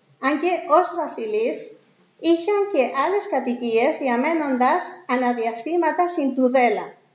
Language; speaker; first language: Greek; non-native, fluent; Spanish